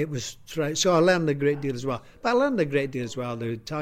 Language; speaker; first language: English; native; English